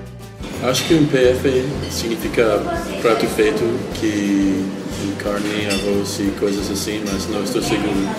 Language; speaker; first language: Portuguese; non-native, learner; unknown